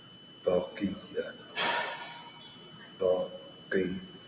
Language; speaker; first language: Arabic; non-native, learner; English